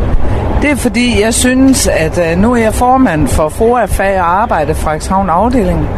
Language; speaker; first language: Danish; native; Danish